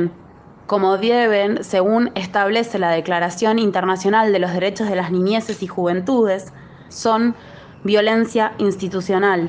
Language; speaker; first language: Spanish; native; Spanish